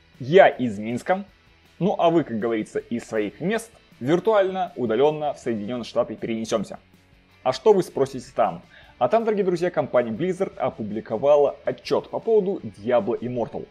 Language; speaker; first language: Russian; native; Russian